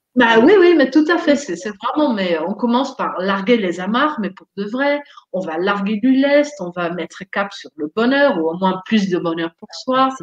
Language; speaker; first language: French; non-native, fluent; Dutch